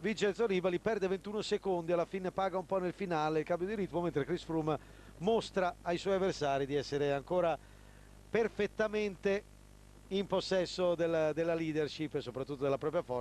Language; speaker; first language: Italian; native; Italian